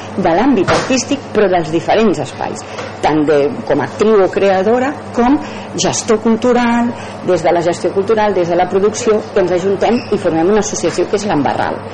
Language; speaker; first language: Catalan; native; Catalan